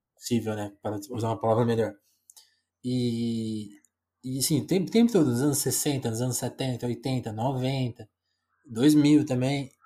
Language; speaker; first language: Portuguese; native; Portuguese